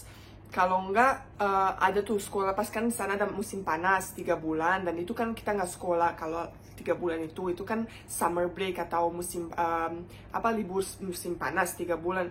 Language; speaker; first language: Indonesian; non-native, fluent; Bosnian